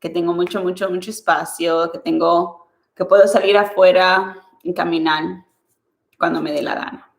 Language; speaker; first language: Spanish; early bilingual, other home language; English